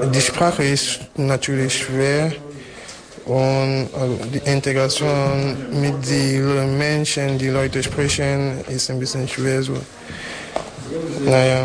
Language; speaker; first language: German; non-native, fluent; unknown